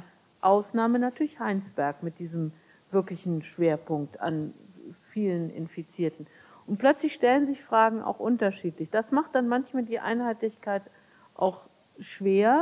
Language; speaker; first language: German; native; German